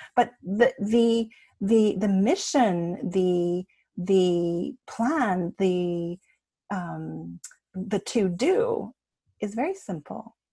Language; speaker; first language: English; native; English